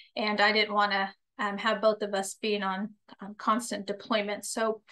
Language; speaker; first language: English; native; English